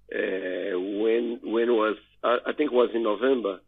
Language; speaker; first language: English; non-native, learner; Portuguese